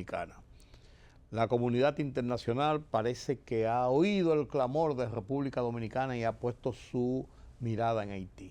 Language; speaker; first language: Spanish; native; Spanish